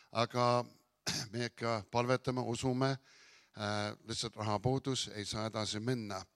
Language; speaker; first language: Estonian; early bilingual, heritage; Estonian